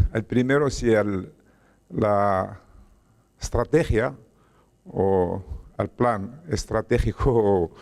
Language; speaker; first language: Spanish; non-native, fluent; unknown